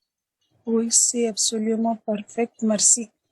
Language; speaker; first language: French; non-native, learner; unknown